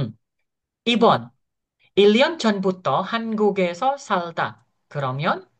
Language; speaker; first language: Korean; non-native, fluent; Indonesian